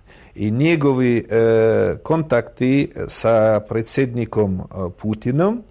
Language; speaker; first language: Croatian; non-native, fluent; Russian